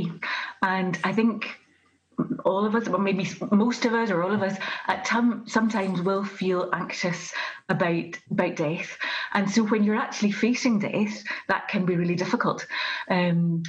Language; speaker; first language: English; native; English